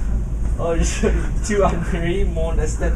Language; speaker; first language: French; non-native, learner; English